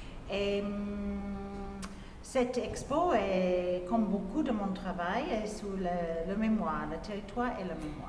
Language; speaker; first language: French; non-native, fluent; English